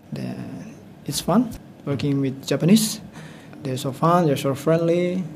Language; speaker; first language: English; non-native, learner; Indonesian